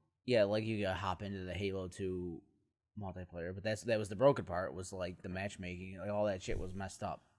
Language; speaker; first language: English; native; English